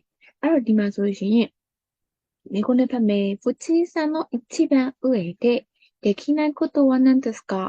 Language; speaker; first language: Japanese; non-native, fluent; Burmese